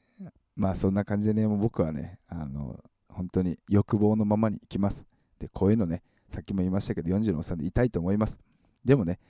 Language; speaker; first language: Japanese; native; Japanese